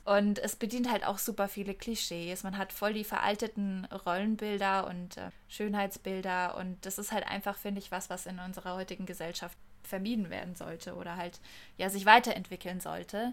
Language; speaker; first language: German; native; German